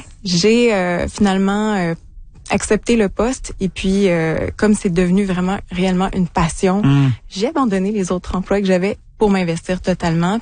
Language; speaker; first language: French; native; French